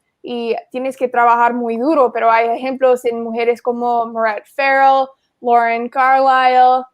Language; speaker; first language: Spanish; non-native, fluent; English